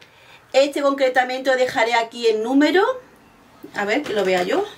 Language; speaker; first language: Spanish; native; Spanish